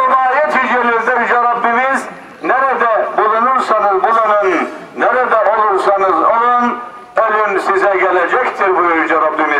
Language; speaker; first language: Turkish; native; Turkish